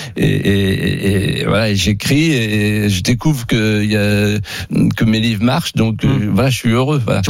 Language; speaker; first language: French; native; French